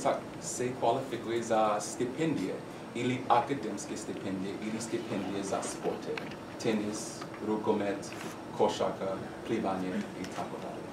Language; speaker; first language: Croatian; non-native, learner; English